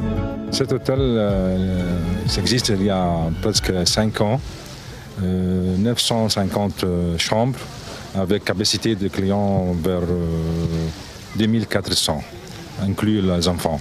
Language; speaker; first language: French; non-native, learner; Arabic